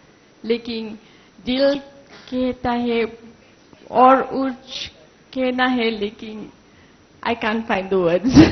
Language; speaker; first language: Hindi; non-native, learner; English